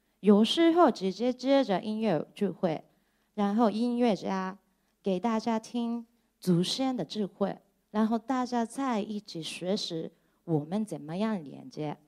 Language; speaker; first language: Chinese; non-native, fluent; Japanese